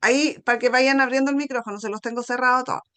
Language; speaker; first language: Spanish; native; Spanish